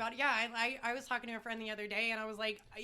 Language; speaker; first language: English; native; English